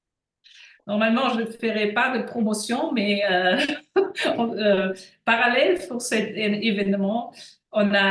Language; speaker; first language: French; non-native, fluent; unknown